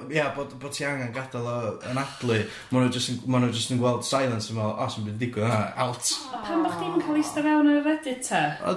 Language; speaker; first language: Welsh; native; Welsh